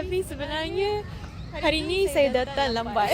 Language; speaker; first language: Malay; non-native, fluent; Japanese